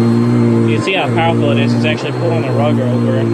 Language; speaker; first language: English; native; English